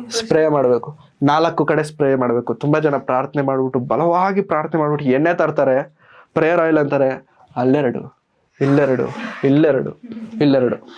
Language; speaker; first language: Kannada; non-native, local second language; Telugu